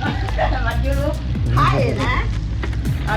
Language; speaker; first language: English; non-native, learner; Thai